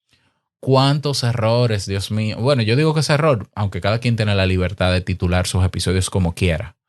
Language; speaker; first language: Spanish; native; Spanish